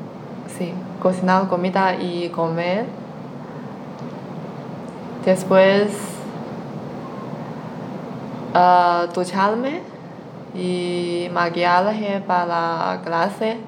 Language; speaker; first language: Spanish; non-native, learner; Chinese